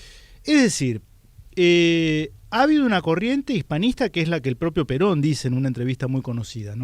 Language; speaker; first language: Spanish; native; Spanish